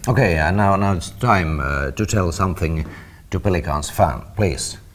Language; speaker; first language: English; non-native, learner; Finnish